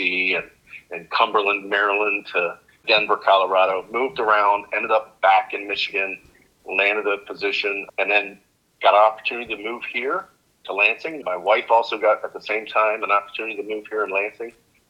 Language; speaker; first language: English; native; English